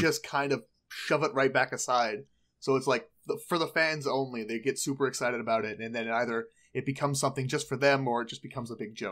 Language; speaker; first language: English; native; English